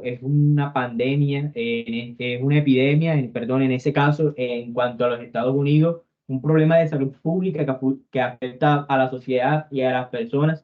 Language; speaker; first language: Spanish; native; Spanish